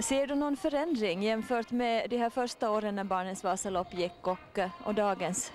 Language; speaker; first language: Swedish; native; Swedish